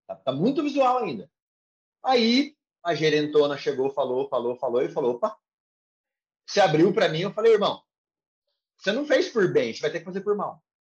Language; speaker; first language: Portuguese; native; Portuguese